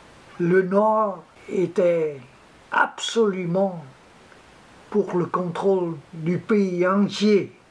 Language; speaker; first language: French; non-native, local second language; Vietnamese